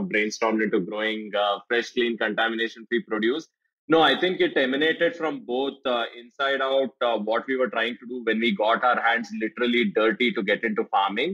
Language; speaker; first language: English; non-native, local second language; Kannada